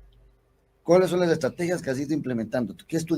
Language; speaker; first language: Spanish; native; Spanish